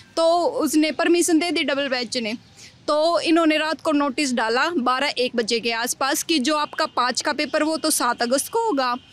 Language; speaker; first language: Hindi; native; Hindi